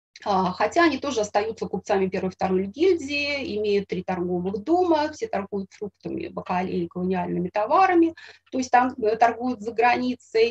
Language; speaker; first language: Russian; native; Russian